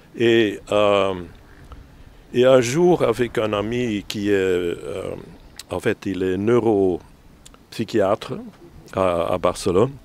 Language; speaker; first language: French; non-native, fluent; Dutch